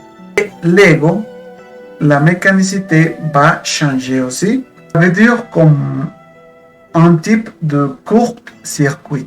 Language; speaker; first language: French; non-native, fluent; Spanish